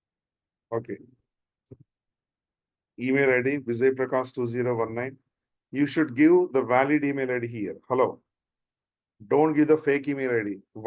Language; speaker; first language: English; non-native, local second language; Telugu